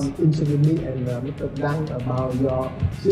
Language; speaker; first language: English; non-native, learner; Vietnamese